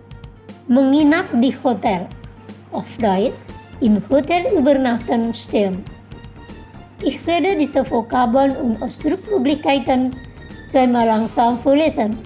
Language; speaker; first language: German; non-native, fluent; Indonesian